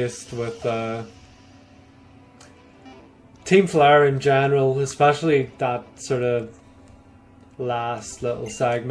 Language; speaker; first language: English; native; English